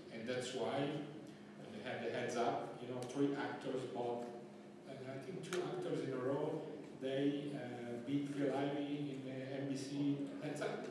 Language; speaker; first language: English; non-native, fluent; Italian